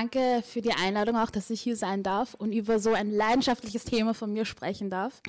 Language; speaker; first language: German; native; German